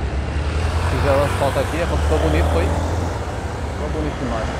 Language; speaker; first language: Portuguese; native; Portuguese